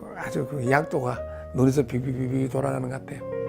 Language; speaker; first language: Korean; native; Korean